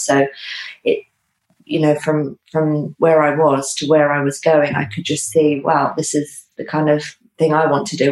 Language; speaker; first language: English; native; English